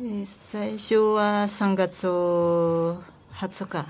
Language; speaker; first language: Japanese; non-native, learner; Filipino